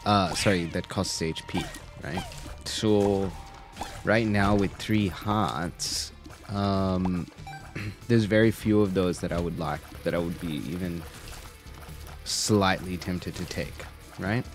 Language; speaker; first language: English; native; English